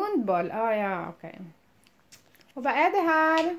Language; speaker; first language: Swedish; non-native, learner; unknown